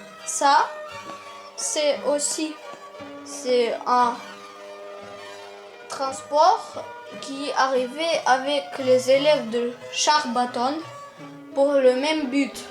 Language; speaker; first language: French; non-native, learner; Russian